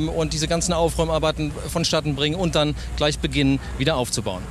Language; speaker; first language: German; native; German